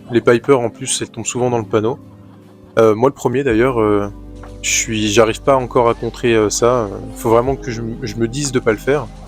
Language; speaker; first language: French; native; French